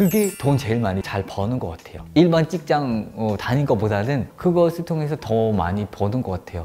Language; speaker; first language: Korean; non-native, fluent; Khmer